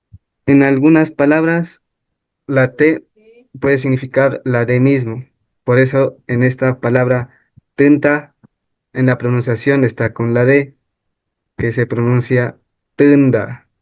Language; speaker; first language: Spanish; non-native, local second language; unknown